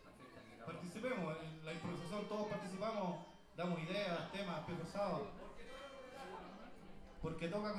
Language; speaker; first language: Spanish; native; Spanish